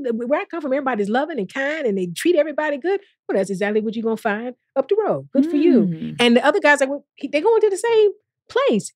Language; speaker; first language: English; native; English